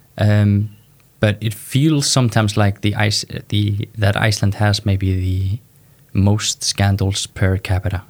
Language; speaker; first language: English; non-native, fluent; Icelandic